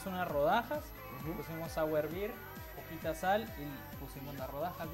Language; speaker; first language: Spanish; native; Spanish